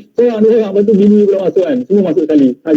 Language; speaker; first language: Malay; native; Malay